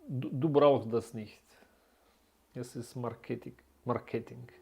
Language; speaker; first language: German; non-native, learner; Russian